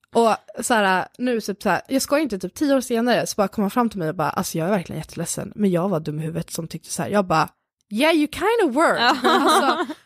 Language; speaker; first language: Swedish; native; Swedish